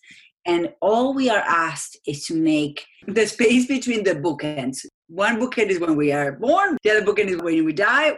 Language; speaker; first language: English; non-native, fluent; Spanish